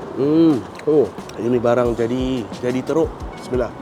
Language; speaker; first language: Malay; native; Malay